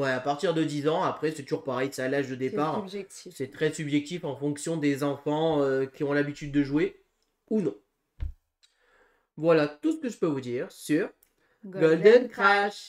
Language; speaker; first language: French; native; French